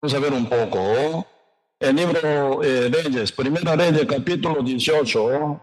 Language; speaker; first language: Spanish; non-native, learner; Korean